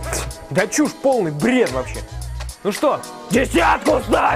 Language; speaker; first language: Russian; native; Russian